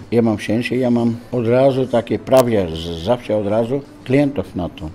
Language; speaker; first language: Polish; non-native, learner; Dutch